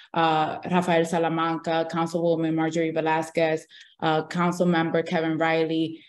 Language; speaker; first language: English; early bilingual, other home language; Spanish